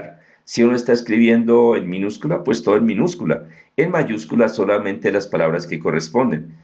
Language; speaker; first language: Spanish; native; Spanish